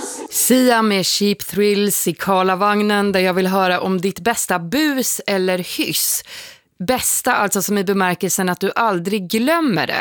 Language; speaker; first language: Swedish; native; Swedish